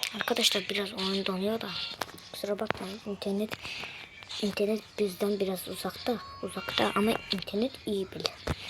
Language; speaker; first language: Turkish; non-native, learner; Azerbaijani